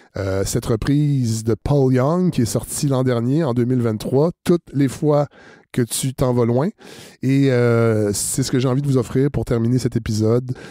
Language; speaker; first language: French; native; French